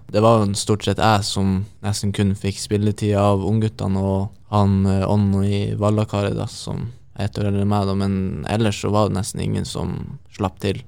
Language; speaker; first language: Norwegian; native; Norwegian